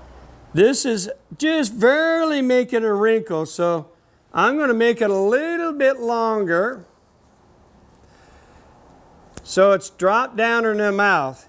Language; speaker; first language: English; native; English